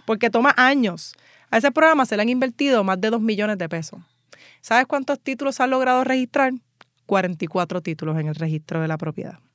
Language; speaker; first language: Spanish; native; Spanish